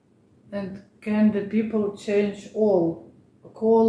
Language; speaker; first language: English; non-native, learner; Russian